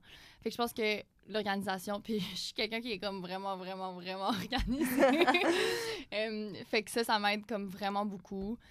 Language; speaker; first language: French; native; French